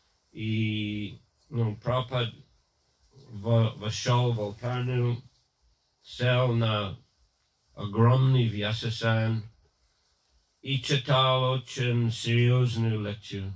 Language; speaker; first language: Russian; non-native, fluent; English